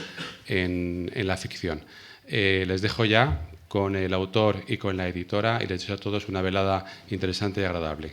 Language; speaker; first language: Spanish; native; Spanish